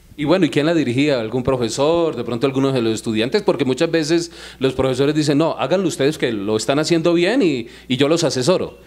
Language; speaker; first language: Spanish; native; Spanish